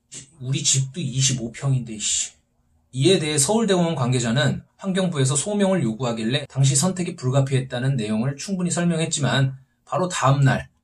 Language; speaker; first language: Korean; native; Korean